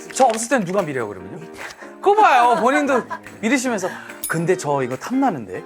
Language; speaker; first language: Korean; early bilingual, other home language; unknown